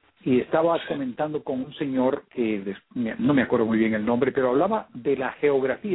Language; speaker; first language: Spanish; early bilingual, heritage; Spanish